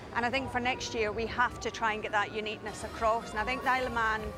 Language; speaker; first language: English; native; English